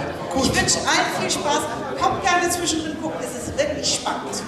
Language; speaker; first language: German; native; German